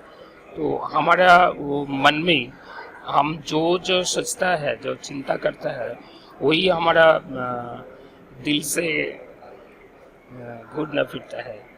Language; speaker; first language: Hindi; non-native, local second language; Bangla